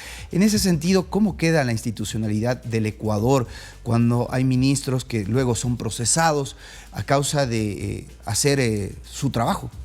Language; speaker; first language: Spanish; native; Spanish